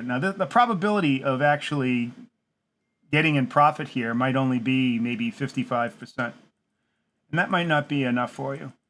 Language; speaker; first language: English; native; English